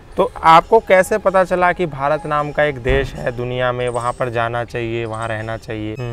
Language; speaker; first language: Hindi; native; Hindi